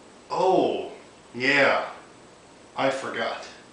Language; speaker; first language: English; native; English